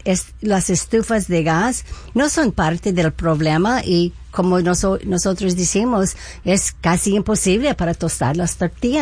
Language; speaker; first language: Spanish; early bilingual, heritage; Spanish